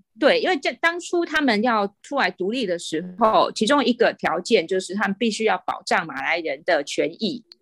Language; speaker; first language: Chinese; native; Chinese